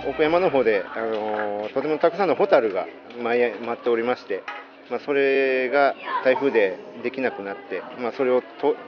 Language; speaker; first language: Japanese; native; Japanese